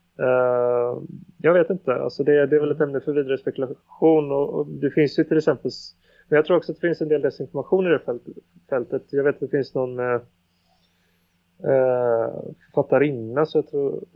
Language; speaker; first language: Swedish; native; Swedish